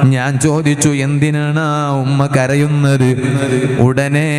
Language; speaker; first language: Malayalam; non-native, local second language; Kannada